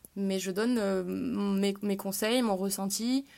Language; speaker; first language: French; native; French